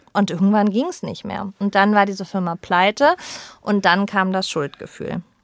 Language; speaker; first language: German; native; German